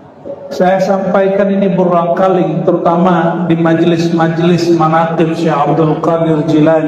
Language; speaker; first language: Indonesian; native; Indonesian